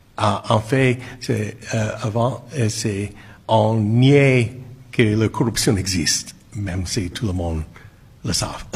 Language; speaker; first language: French; non-native, fluent; English